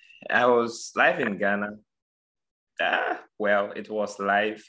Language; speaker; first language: English; non-native, local second language; Akan